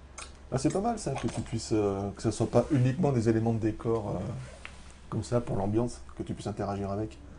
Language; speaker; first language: French; native; French